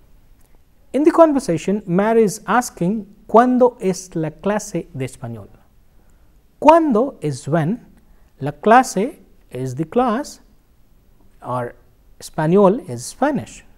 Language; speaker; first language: Spanish; non-native, fluent; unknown